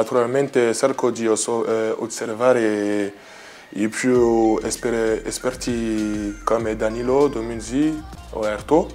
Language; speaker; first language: Italian; non-native, learner; French